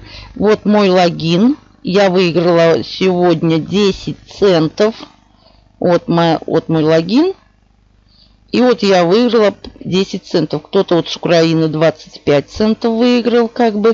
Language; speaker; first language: Russian; native; Russian